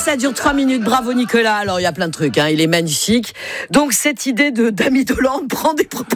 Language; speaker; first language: French; native; French